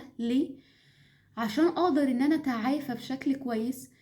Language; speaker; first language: Arabic; native; Arabic